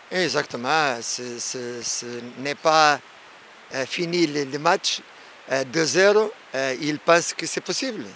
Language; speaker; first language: French; non-native, learner; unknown